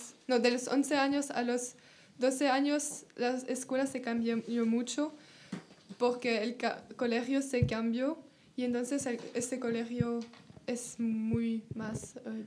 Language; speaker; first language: Spanish; non-native, learner; French